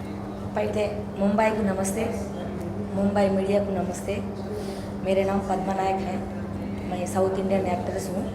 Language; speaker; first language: Hindi; non-native, local second language; Lambadi